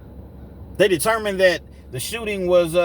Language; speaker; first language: English; native; English